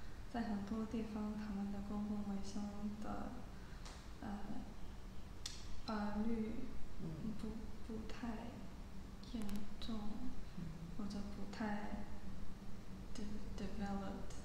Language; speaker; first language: Chinese; non-native, learner; English